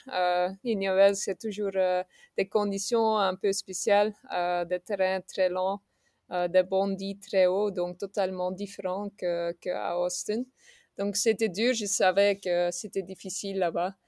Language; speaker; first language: French; non-native, local second language; Dutch